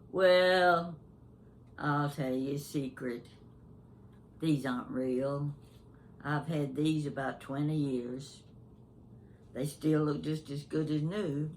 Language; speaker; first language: English; native; English